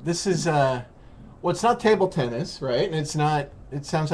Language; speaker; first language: English; native; English